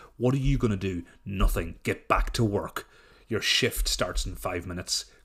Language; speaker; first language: English; native; English